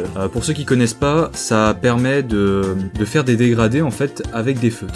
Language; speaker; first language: French; native; French